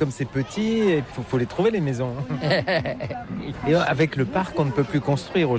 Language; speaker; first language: French; native; French